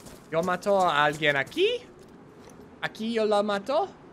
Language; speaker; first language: Spanish; non-native, learner; English